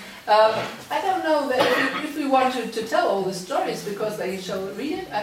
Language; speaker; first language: English; non-native, learner; German